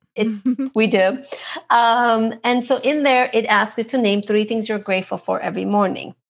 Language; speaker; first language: English; non-native, fluent; Turkish